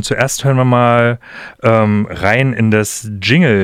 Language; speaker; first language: German; native; German